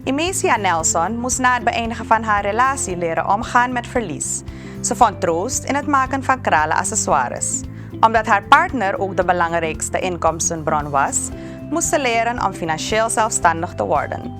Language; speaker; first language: Dutch; native; Dutch